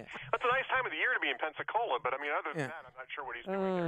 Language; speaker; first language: English; native; English